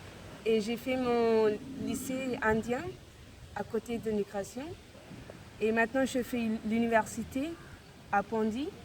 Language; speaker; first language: French; non-native, fluent; Tamil